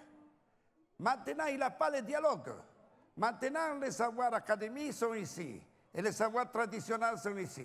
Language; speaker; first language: French; non-native, learner; Italian